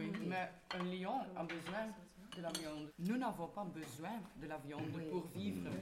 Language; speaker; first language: French; non-native, learner; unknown